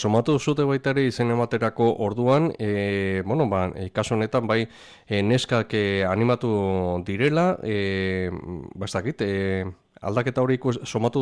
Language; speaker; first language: Basque; native; Basque